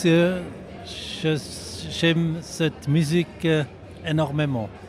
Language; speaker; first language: French; non-native, local second language; German